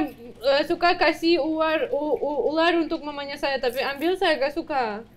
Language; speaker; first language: Indonesian; non-native, learner; Russian